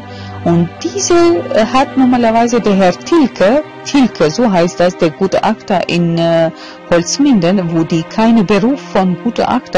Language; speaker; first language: German; non-native, fluent; Albanian